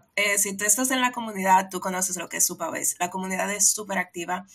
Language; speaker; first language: Spanish; native; Spanish